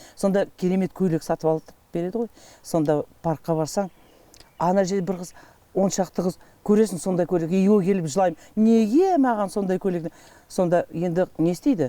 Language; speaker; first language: Kazakh; native; Kazakh